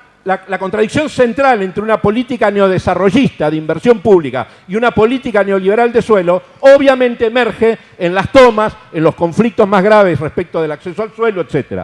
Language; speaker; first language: Spanish; native; Spanish